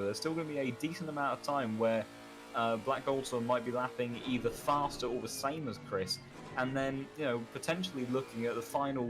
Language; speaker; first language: English; native; English